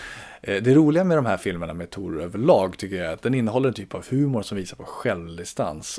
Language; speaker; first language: Swedish; native; Swedish